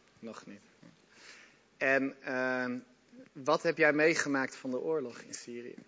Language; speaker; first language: Dutch; native; Dutch